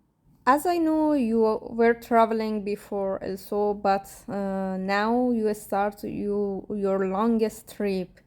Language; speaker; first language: English; non-native, learner; Persian